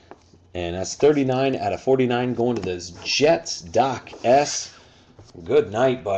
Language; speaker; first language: English; native; English